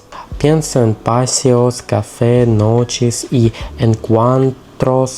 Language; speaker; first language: Spanish; non-native, learner; Russian